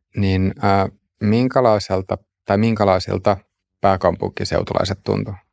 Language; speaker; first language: Finnish; native; Finnish